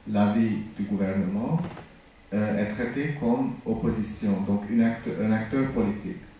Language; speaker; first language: French; non-native, fluent; Hungarian